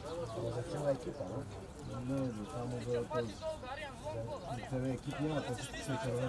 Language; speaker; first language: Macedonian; non-native, learner; Bulgarian